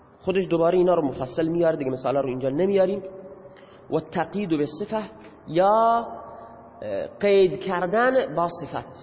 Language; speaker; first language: Persian; native; Persian